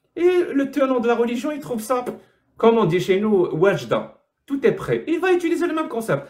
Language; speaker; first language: French; non-native, local second language; Arabic